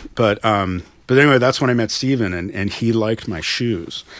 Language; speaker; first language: English; native; English